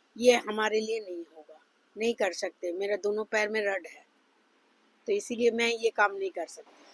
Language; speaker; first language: Hindi; non-native, local second language; Bangla